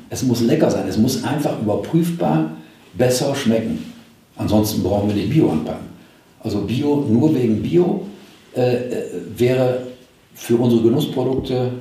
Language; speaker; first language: German; native; German